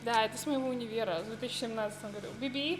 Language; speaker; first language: Russian; early bilingual, heritage; Russian